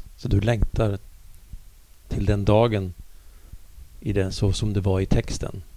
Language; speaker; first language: Swedish; native; Swedish